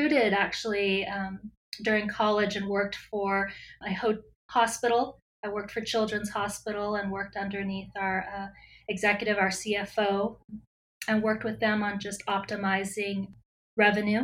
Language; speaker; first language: English; native; English